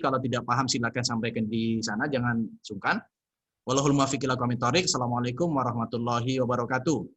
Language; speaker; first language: Indonesian; native; Indonesian